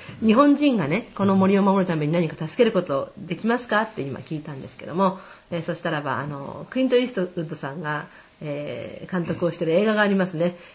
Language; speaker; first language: Japanese; native; Japanese